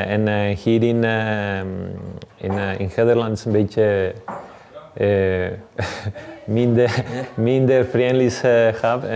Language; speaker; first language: Dutch; non-native, learner; Spanish